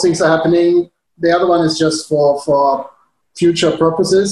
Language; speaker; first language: English; non-native, fluent; German